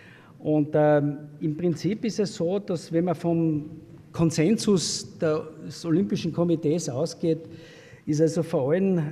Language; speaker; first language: German; native; German